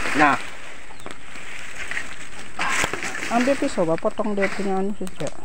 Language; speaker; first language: Malay; native; Malay